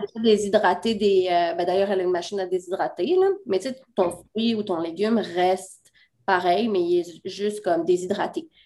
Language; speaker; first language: French; native; French